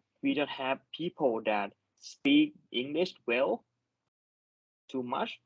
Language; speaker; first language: English; non-native, learner; Thai